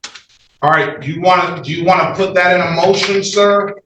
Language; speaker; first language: English; native; English